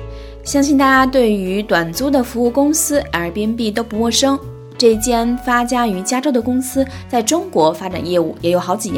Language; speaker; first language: Chinese; native; Chinese